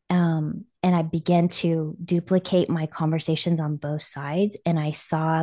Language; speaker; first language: English; native; English